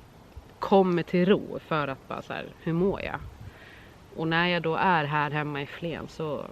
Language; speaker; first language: Swedish; native; Swedish